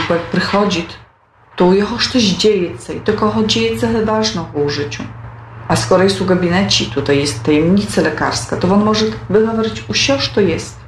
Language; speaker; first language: Polish; non-native, local second language; Belarusian